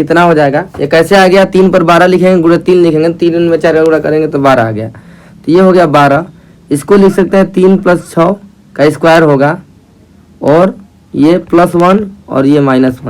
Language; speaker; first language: Hindi; native; Hindi